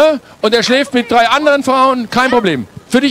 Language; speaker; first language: German; native; German